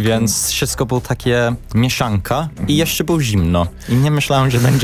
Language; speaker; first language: Polish; non-native, learner; English